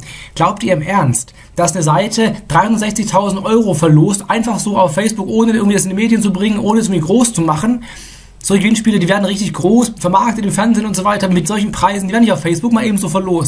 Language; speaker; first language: German; native; German